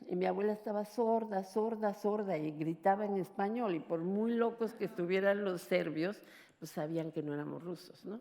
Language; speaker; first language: Spanish; native; Spanish